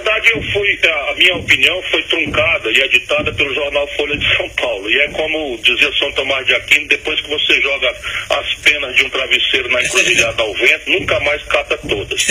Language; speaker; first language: Portuguese; native; Portuguese